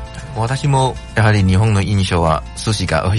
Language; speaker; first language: Japanese; non-native, learner; Chinese